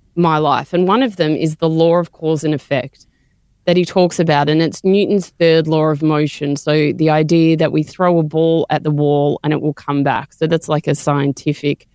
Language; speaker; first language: English; native; English